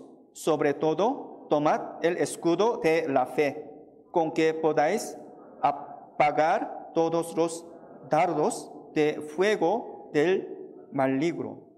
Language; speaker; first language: Spanish; non-native, fluent; Korean